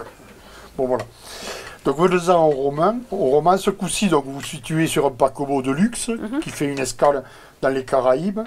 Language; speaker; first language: French; native; French